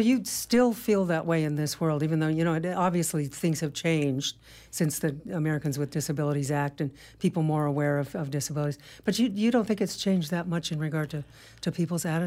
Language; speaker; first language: English; native; English